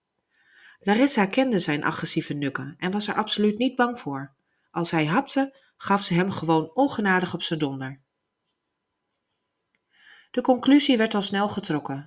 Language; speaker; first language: Dutch; native; Dutch